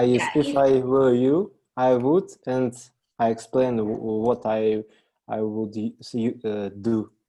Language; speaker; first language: English; non-native, learner; Russian